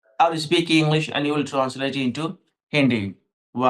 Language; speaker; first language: English; non-native, local second language; Hindi